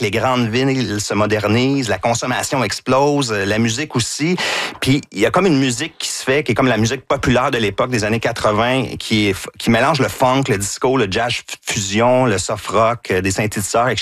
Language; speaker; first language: French; native; French